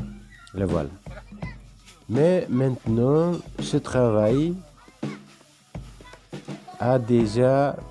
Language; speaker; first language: French; non-native, fluent; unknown